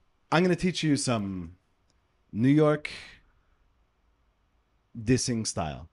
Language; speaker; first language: English; native; English